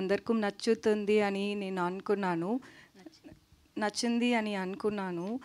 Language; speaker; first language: Telugu; non-native, learner; Tamil